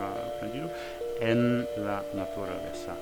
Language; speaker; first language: Spanish; non-native, learner; French